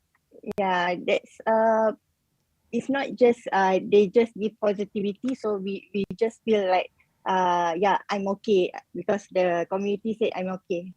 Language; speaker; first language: English; non-native, learner; Malay